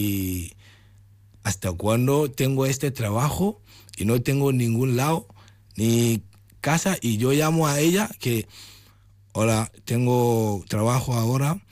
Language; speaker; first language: Spanish; non-native, learner; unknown